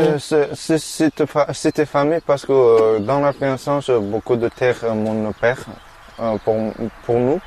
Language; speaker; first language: French; non-native, learner; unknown